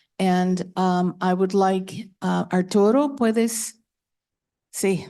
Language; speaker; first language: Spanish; non-native, learner; English